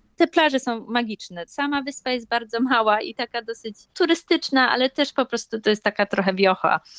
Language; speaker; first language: Polish; native; Polish